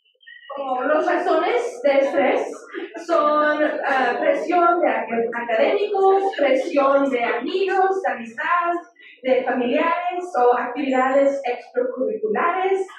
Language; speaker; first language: Spanish; early bilingual, heritage; English